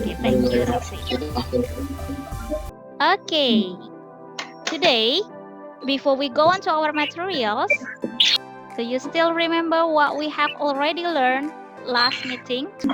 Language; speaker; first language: English; non-native, fluent; Indonesian